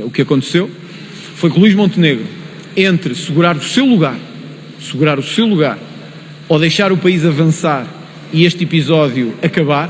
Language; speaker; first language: Portuguese; native; Portuguese